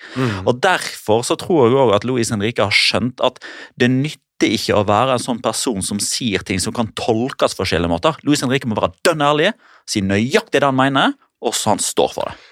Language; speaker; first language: Norwegian; native; Norwegian